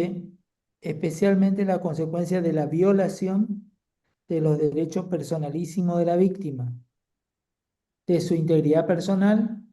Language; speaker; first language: Spanish; native; Spanish